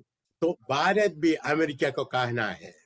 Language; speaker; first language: Hindi; non-native, local second language; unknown